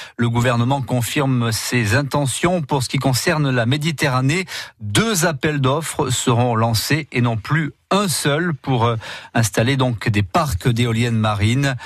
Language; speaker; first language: French; native; French